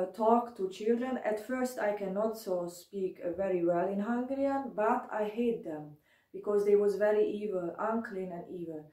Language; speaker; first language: English; non-native, learner; German